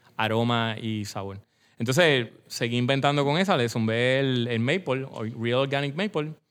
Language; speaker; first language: Spanish; native; Spanish